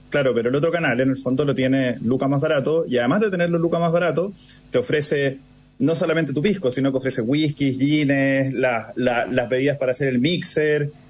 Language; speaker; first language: Spanish; native; Spanish